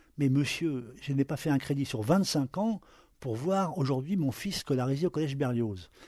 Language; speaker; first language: French; native; French